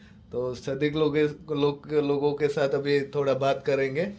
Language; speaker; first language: Hindi; non-native, local second language; Assamese